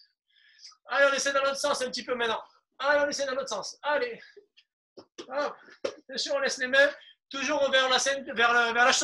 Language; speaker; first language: French; native; French